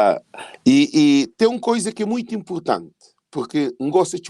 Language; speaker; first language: Portuguese; non-native, local second language; Kabuverdianu